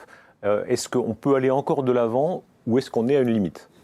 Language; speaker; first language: French; native; French